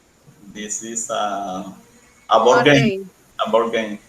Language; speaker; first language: English; non-native, learner; Spanish